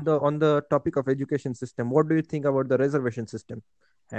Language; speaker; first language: English; non-native, local second language; Marathi